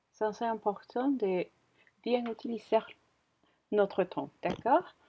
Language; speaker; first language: French; non-native, learner; Spanish